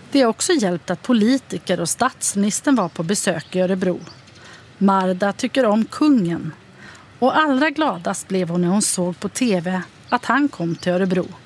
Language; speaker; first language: Swedish; native; Swedish